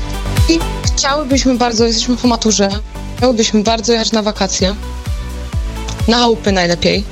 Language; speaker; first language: Polish; native; Polish